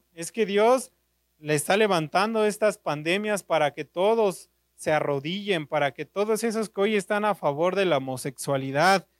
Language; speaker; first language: Spanish; native; Spanish